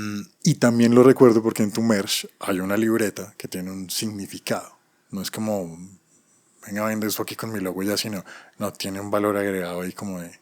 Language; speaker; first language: Spanish; native; Spanish